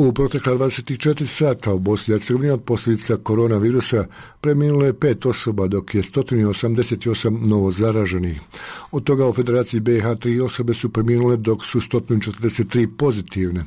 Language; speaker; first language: Croatian; native; Croatian